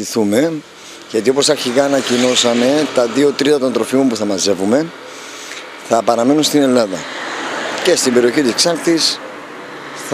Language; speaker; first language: Greek; native; Greek